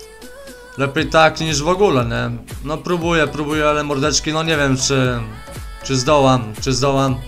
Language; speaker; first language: Polish; native; Polish